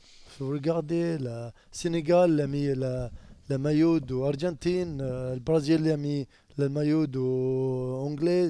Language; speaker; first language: French; non-native, learner; Arabic